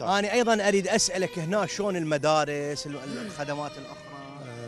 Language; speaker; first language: Arabic; native; Arabic